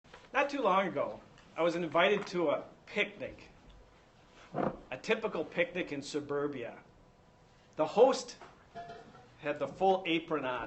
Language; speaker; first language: English; native; English